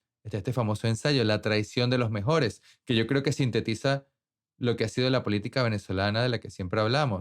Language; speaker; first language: Spanish; native; Spanish